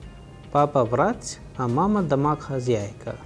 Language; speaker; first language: Russian; non-native, fluent; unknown